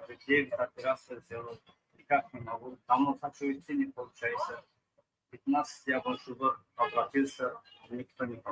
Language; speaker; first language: Russian; non-native, learner; Turkmen